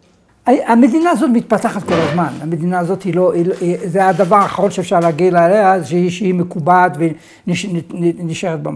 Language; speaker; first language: Hebrew; non-native, fluent; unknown